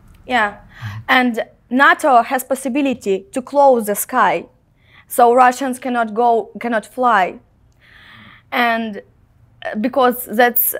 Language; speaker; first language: English; non-native, fluent; Ukrainian